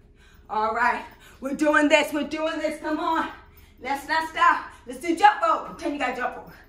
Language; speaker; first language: English; native; English